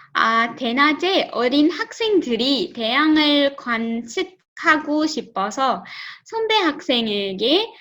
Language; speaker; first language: Korean; non-native, learner; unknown